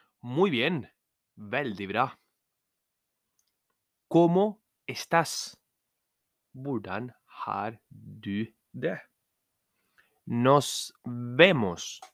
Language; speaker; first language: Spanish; non-native, fluent; Norwegian